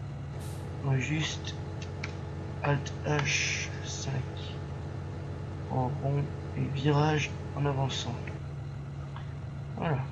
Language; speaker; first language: French; native; French